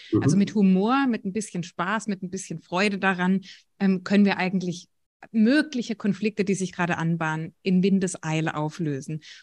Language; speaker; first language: German; native; German